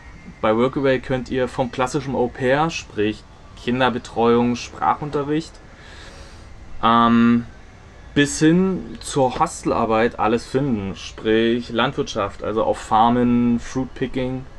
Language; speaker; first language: German; native; German